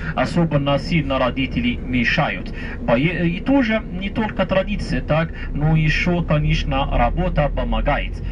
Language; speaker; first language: Russian; non-native, fluent; Arabic